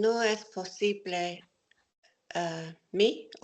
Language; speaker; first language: Spanish; non-native, learner; English